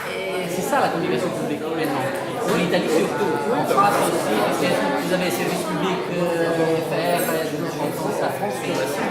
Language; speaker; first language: French; non-native, learner; Italian